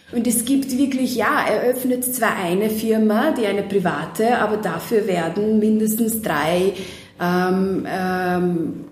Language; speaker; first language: German; non-native, fluent; Serbian